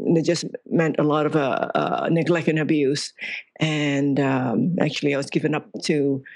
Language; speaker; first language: English; non-native, local second language; Cantonese